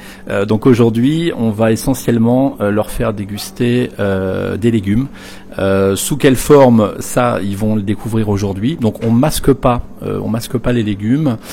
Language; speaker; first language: French; native; French